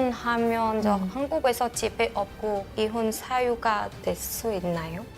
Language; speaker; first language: Korean; non-native, learner; Vietnamese